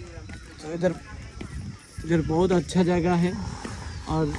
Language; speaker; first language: Hindi; non-native, learner; Bangla